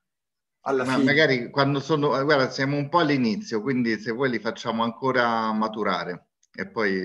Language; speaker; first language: Italian; native; Italian